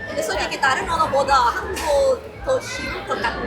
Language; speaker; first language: Korean; non-native, learner; Malay